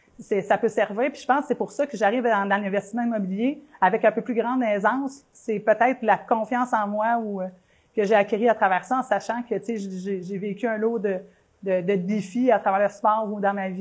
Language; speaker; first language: French; native; French